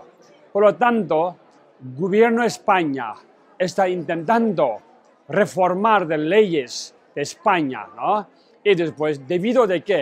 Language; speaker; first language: Spanish; non-native, learner; Tibetan